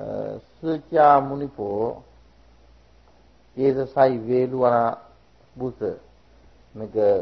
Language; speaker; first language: Chinese; non-native, fluent; Sinhala